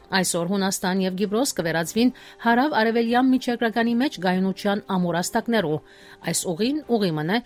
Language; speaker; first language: Armenian; early bilingual, heritage; Armenian